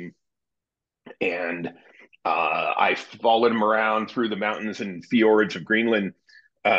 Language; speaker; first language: English; native; English